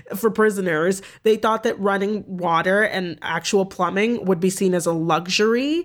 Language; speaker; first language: English; native; English